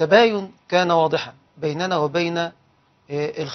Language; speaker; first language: Arabic; native; Arabic